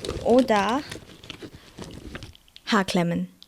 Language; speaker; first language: German; non-native, fluent; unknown